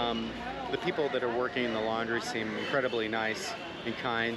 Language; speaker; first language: English; native; English